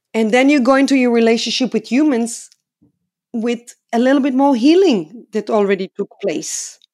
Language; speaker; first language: English; non-native, fluent; Hebrew